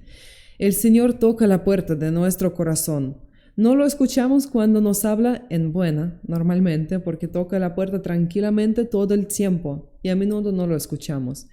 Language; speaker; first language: Spanish; non-native, fluent; Russian